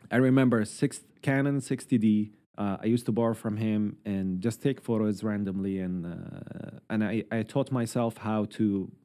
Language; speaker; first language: English; non-native, fluent; Arabic